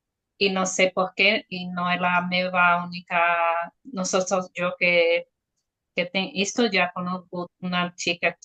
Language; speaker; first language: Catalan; non-native, learner; Portuguese